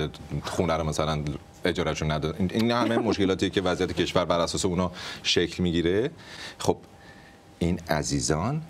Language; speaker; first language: Persian; native; Persian